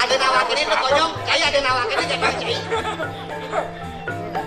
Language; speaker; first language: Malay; non-native, local second language; Balinese